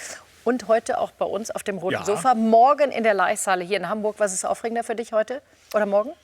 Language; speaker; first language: German; native; German